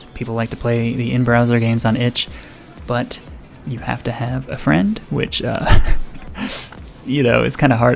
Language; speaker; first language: English; native; English